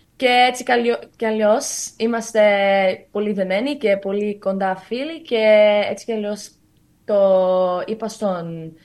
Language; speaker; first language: Greek; early bilingual, heritage; Greek